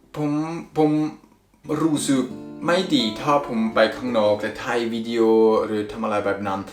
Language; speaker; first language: Thai; non-native, fluent; Swiss German